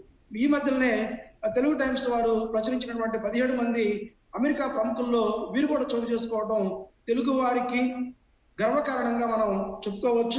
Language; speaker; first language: Telugu; native; Telugu